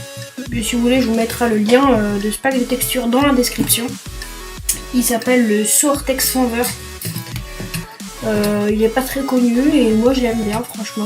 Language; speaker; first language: French; native; French